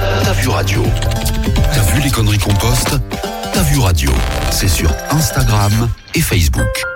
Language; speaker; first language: French; native; French